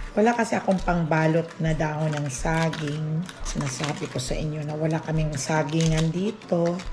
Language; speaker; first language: Filipino; non-native, local second language; Cebuano